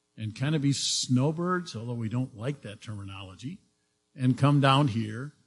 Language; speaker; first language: English; native; English